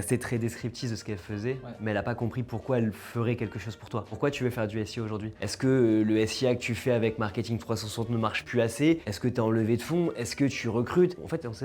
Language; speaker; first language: French; native; French